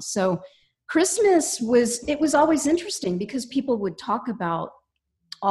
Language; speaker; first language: English; native; English